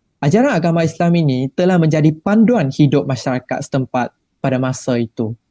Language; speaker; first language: Malay; non-native, local second language; Chinese